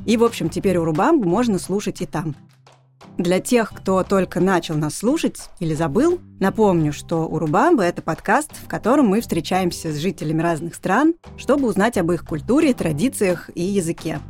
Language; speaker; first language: Russian; native; Russian